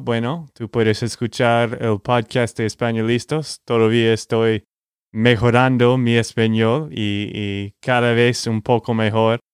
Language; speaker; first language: Spanish; non-native, fluent; English